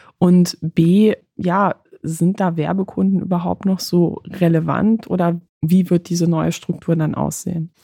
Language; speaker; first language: German; early bilingual, other home language; Polish